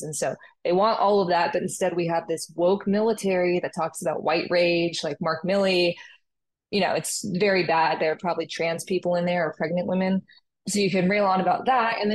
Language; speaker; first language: English; native; English